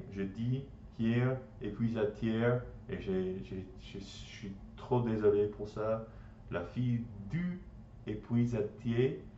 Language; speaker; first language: French; non-native, learner; English